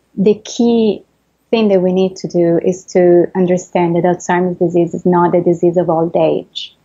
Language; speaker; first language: English; non-native, fluent; Italian